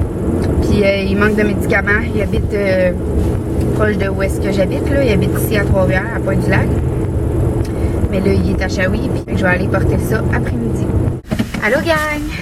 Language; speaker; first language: French; native; French